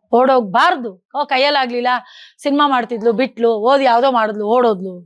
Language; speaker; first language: Kannada; native; Kannada